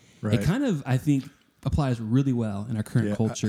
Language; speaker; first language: English; native; English